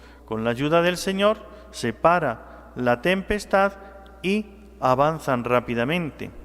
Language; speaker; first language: Spanish; native; Spanish